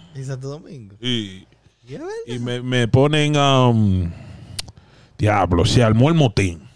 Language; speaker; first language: Spanish; native; Spanish